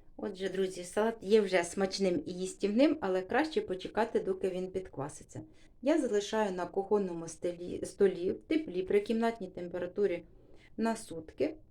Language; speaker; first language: Ukrainian; non-native, local second language; Russian